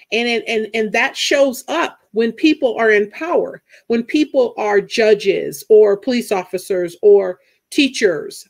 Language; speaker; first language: English; native; English